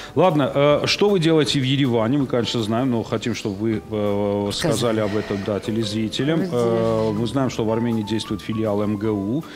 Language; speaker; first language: Russian; non-native, fluent; Armenian